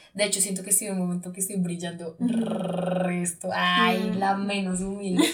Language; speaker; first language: Spanish; native; Spanish